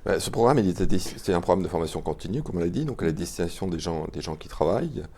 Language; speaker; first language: French; native; French